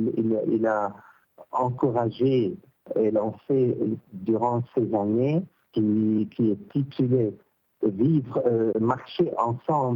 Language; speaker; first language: French; non-native, local second language; Arabic